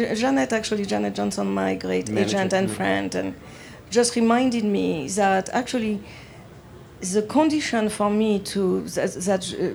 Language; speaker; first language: English; non-native, fluent; French